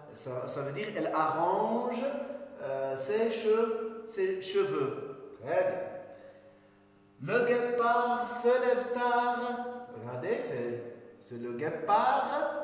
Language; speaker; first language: French; non-native, local second language; Arabic